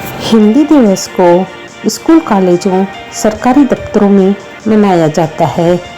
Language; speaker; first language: Hindi; non-native, local second language; Sindhi